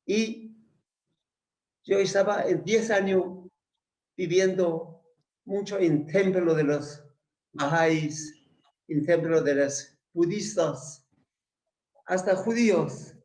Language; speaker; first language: Spanish; non-native, fluent; Persian